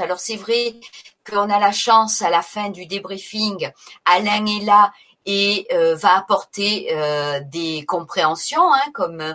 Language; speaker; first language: French; native; French